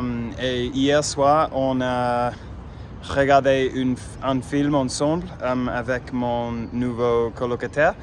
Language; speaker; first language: French; non-native, fluent; English